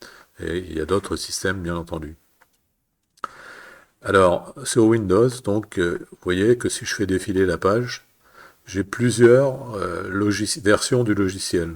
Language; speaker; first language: French; native; French